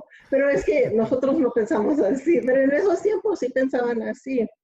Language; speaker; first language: Spanish; early bilingual, other home language; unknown